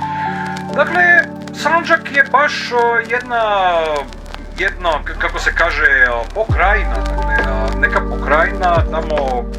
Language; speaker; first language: Croatian; native; Croatian